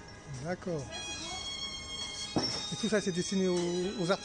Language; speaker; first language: French; native; French